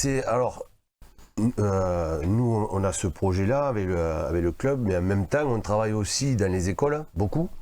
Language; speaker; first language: French; native; French